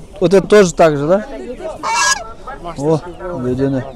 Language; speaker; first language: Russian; non-native, local second language; Kyrgyz